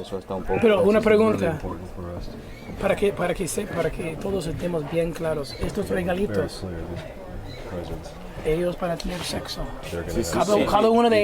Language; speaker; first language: Spanish; non-native, learner; English